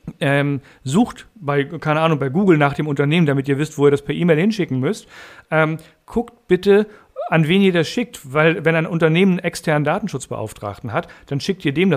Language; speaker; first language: German; native; German